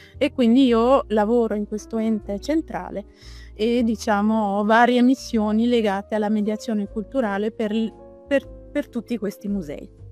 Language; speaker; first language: Italian; non-native, local second language; German